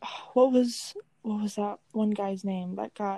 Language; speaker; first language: English; native; English